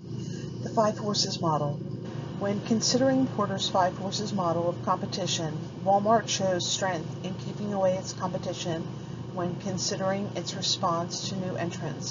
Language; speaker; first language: English; native; English